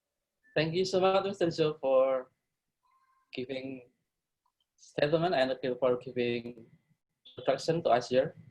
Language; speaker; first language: English; non-native, fluent; Indonesian